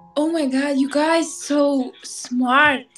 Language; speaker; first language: English; non-native, learner; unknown